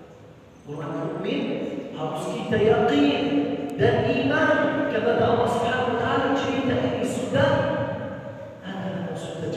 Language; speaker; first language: Indonesian; non-native, learner; Arabic